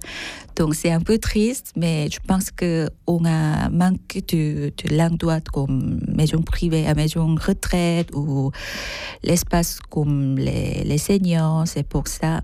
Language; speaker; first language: French; non-native, fluent; Korean